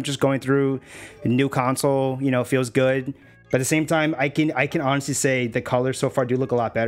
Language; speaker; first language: English; native; English